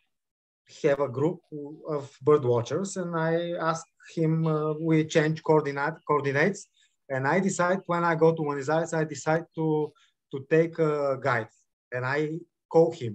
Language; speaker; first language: English; non-native, learner; Bulgarian